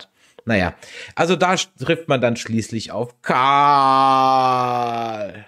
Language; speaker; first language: German; native; German